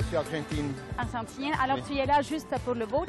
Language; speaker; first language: French; non-native, fluent; Arabic